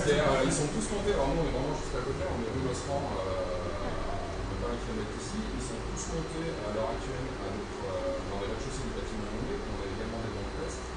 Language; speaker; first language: French; native; French